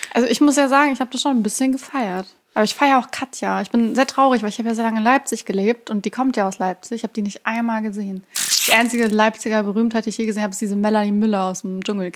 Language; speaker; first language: German; early bilingual, other home language; Persian